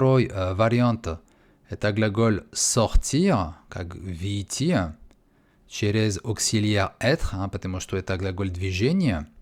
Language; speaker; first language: Russian; non-native, fluent; French